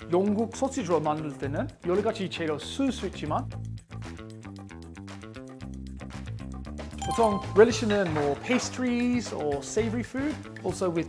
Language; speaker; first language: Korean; non-native, learner; English